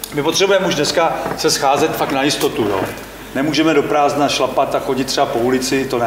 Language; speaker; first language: Czech; native; Czech